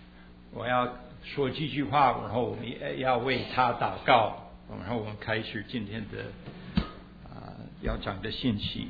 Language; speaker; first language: Chinese; early bilingual, heritage; Chinese